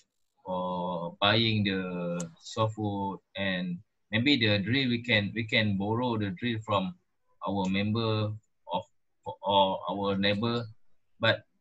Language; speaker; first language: English; non-native, local second language; Malay